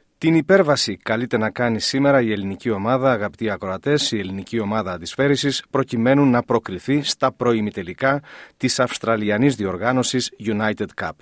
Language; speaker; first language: Greek; native; Greek